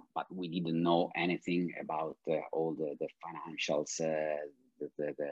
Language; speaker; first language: English; non-native, fluent; Italian